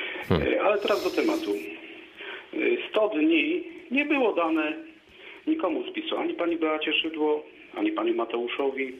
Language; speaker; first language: Polish; native; Polish